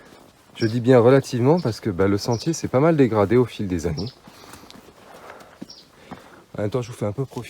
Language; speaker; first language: French; native; French